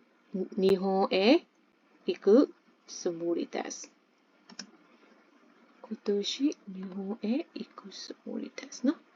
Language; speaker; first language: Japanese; non-native, fluent; Burmese